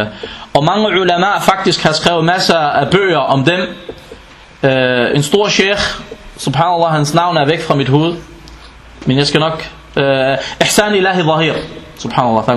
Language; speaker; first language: Danish; non-native, fluent; Arabic